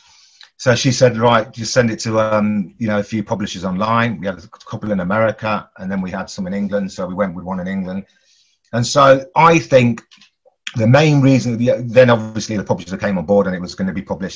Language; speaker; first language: English; native; English